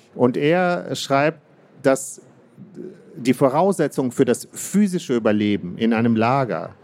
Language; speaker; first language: German; early bilingual, other home language; Russian